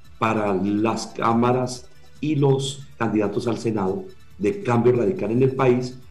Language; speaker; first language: Spanish; native; Spanish